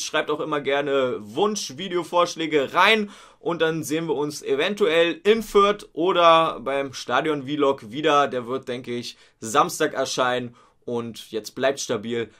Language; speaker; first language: German; native; German